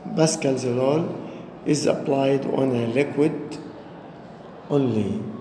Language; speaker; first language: English; non-native, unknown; Arabic